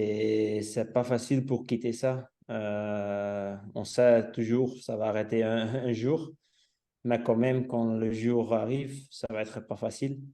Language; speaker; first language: French; non-native, local second language; Dutch